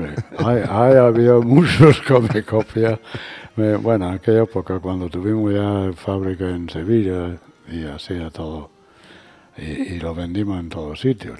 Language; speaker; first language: Spanish; non-native, fluent; English